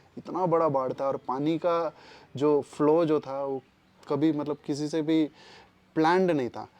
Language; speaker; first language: Hindi; non-native, local second language; Malayalam